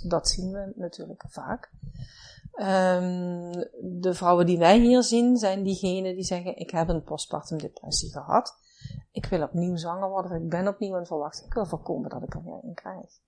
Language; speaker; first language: Dutch; native; Dutch